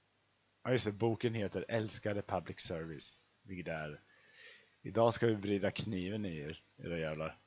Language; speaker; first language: Swedish; native; Swedish